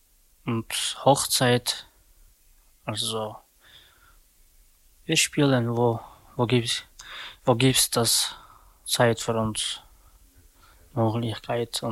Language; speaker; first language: German; non-native, learner; Slovak